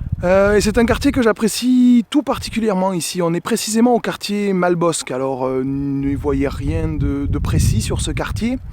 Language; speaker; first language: French; native; French